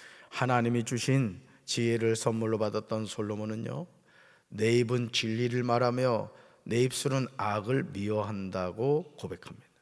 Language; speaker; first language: Korean; native; Korean